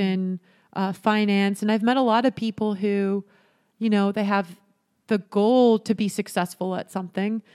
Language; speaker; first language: English; native; English